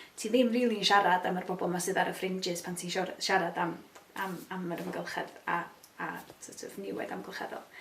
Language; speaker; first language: Welsh; native; Welsh